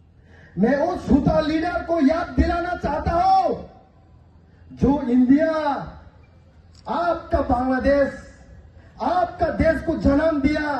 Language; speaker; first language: Hindi; non-native, local second language; Kok Borok